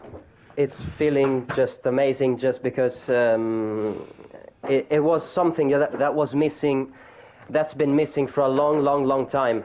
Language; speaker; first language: English; non-native, fluent; Italian